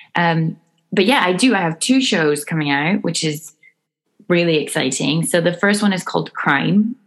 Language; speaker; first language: English; native; English